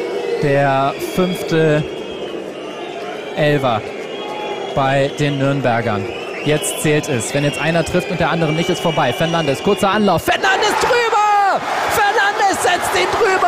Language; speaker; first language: German; native; German